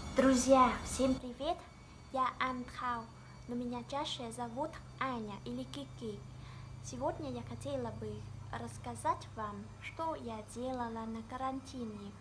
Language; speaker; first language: Russian; non-native, learner; Vietnamese